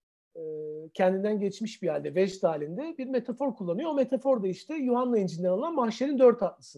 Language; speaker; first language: Turkish; native; Turkish